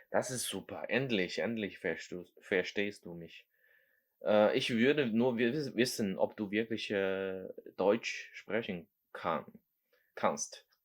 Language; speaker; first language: German; non-native, learner; Chinese